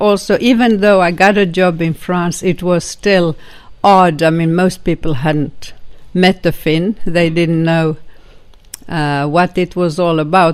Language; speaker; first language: English; non-native, fluent; Swedish